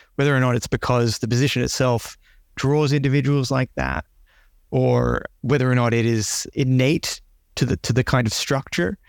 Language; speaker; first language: English; native; English